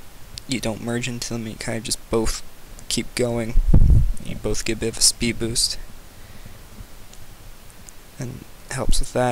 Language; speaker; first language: English; native; English